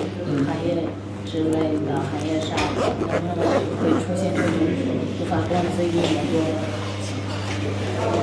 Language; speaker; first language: Chinese; non-native, fluent; Mongolian